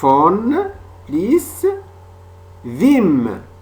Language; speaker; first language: German; non-native, fluent; French